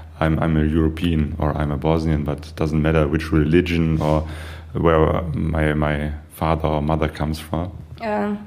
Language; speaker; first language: English; non-native, fluent; German